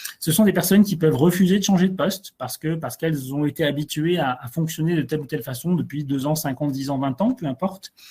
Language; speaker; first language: French; native; French